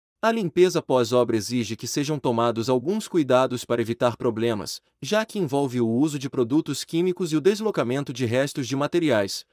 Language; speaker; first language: Portuguese; native; Portuguese